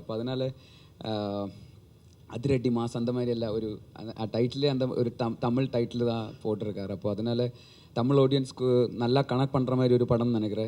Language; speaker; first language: Tamil; non-native, learner; Malayalam